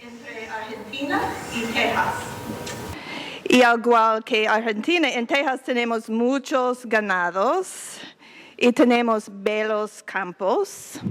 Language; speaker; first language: Spanish; non-native, learner; English